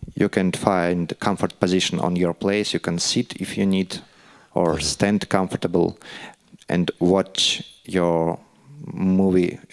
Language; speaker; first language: English; non-native, learner; Russian